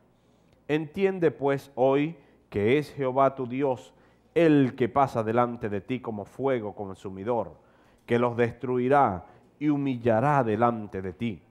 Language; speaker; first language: Spanish; native; Spanish